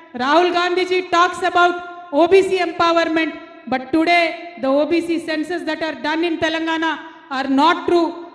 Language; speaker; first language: English; non-native, local second language; Telugu